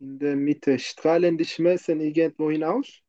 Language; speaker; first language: German; non-native, fluent; Turkish